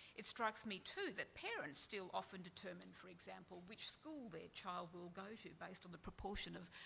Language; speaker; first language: English; native; English